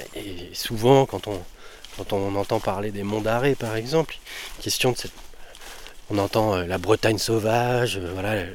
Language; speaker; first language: French; native; French